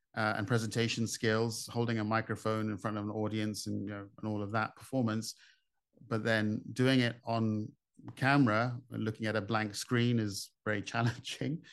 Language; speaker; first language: English; native; English